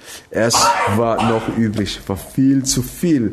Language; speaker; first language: German; non-native, fluent; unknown